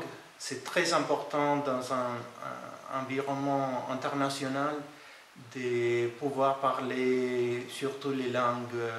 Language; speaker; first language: French; non-native, fluent; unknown